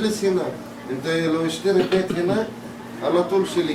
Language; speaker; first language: Arabic; non-native, learner; Turkish